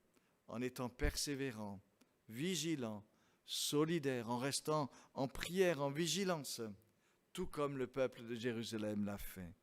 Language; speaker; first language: French; native; French